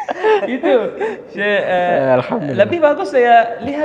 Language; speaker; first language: Indonesian; non-native, learner; Arabic